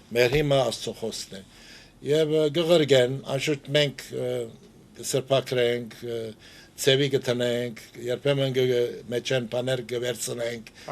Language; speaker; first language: Armenian; early bilingual, heritage; Armenian